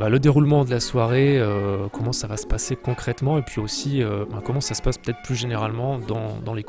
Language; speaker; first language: French; native; French